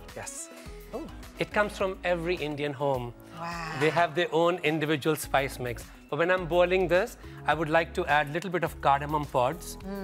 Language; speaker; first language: English; non-native, local second language; Punjabi